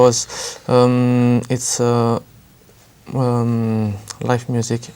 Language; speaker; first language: English; non-native, learner; French